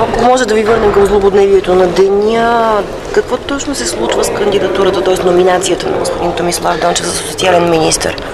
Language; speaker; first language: Bulgarian; native; Bulgarian